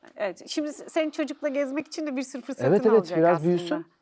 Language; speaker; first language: Turkish; native; Turkish